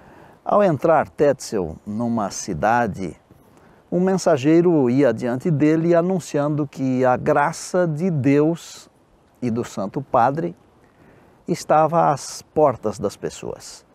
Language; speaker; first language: Portuguese; native; Portuguese